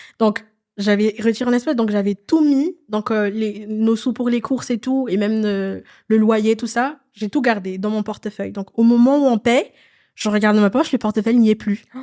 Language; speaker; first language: French; non-native, local second language; Malagasy